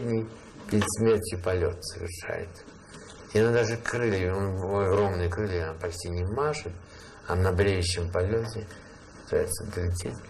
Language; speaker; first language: Russian; native; Russian